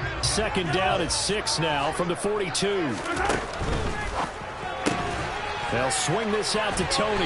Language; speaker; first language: English; native; English